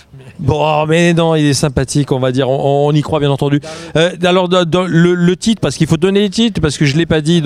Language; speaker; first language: French; native; French